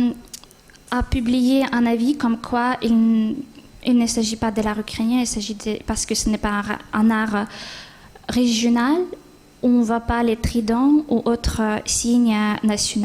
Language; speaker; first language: French; non-native, fluent; Ukrainian